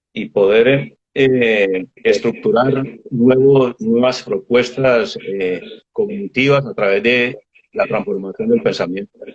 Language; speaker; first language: Spanish; native; Spanish